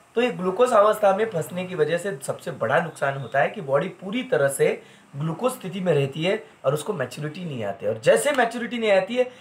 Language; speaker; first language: Hindi; non-native, local second language; Marathi